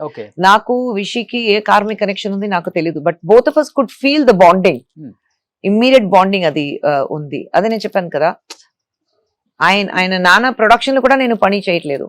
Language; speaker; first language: Telugu; non-native, fluent; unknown